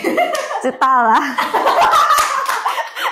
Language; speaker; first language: Chinese; non-native, learner; Thai